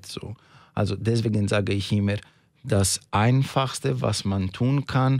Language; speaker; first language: German; non-native, fluent; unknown